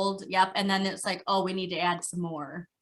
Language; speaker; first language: English; native; English